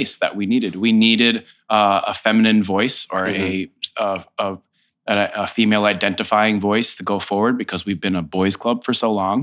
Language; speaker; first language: English; native; English